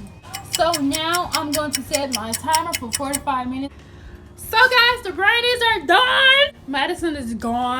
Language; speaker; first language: English; native; English